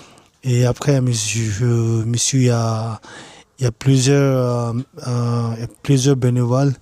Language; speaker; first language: French; non-native, learner; Tibetan